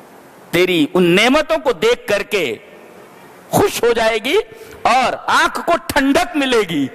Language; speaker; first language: Urdu; native; Urdu